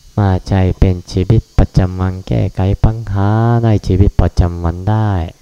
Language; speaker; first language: Thai; non-native, fluent; Japanese